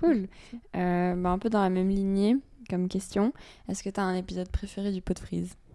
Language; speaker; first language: French; native; French